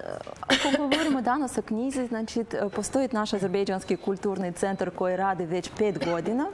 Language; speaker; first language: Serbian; non-native, learner; Azerbaijani